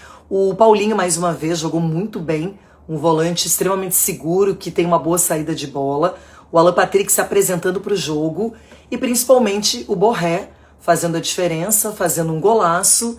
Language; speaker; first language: Portuguese; native; Portuguese